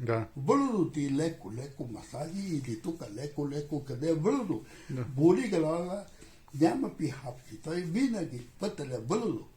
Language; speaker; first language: Bulgarian; non-native, learner; Chinese